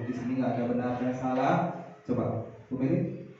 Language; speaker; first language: Indonesian; native; Indonesian